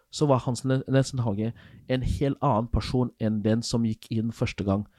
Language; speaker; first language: Norwegian; non-native, fluent; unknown